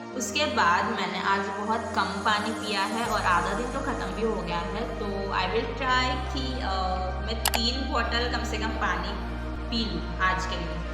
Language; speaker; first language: Hindi; non-native, local second language; Marathi